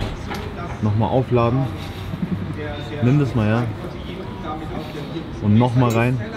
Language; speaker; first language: German; native; German